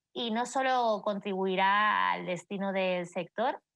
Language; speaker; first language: Spanish; native; Spanish